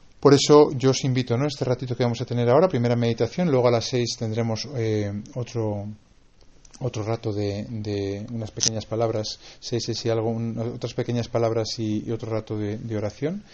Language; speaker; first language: Spanish; native; Spanish